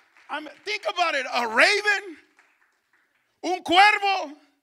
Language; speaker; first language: English; early bilingual, other home language; Spanish